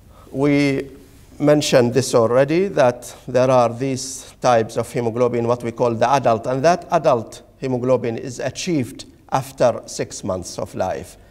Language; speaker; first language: English; non-native, fluent; Arabic